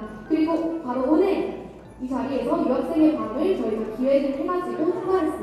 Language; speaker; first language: Korean; native; Korean